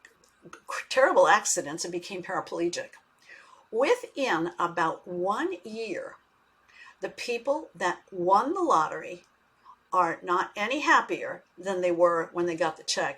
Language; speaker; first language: English; native; English